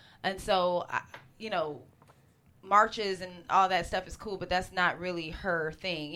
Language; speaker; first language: English; native; English